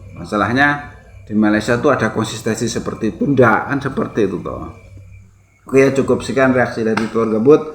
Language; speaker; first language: Indonesian; native; Indonesian